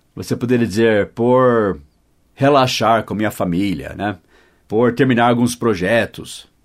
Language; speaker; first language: Portuguese; non-native, fluent; English